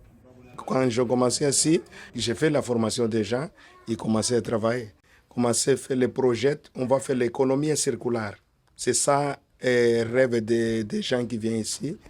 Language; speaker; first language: French; non-native, learner; Portuguese